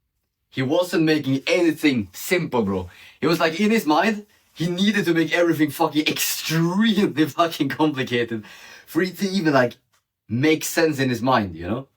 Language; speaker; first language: English; non-native, fluent; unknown